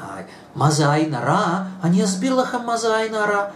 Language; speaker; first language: Hebrew; non-native, fluent; Russian